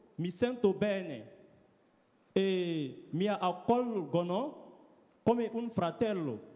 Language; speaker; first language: Italian; non-native, learner; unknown